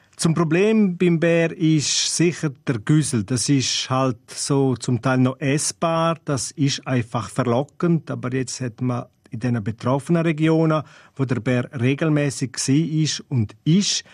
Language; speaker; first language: German; non-native, local second language; Romansh